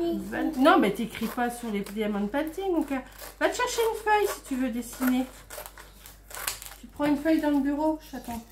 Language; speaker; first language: French; native; French